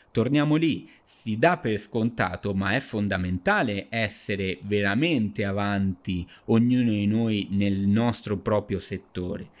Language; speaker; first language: Italian; non-native, fluent; Spanish